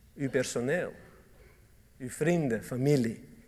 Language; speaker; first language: Dutch; early bilingual, other home language; Armenian